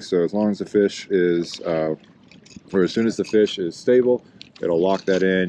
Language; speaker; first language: English; native; English